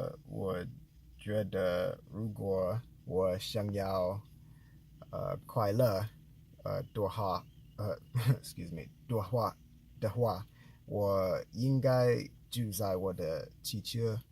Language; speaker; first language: Chinese; non-native, learner; English